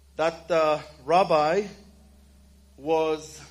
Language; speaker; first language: English; non-native, fluent; Hebrew